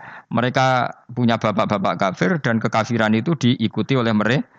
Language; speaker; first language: Malay; non-native, local second language; Javanese